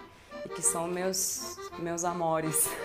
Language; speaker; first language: Portuguese; non-native, fluent; Spanish